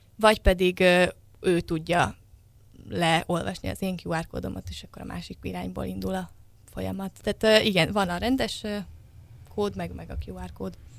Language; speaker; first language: Hungarian; native; Hungarian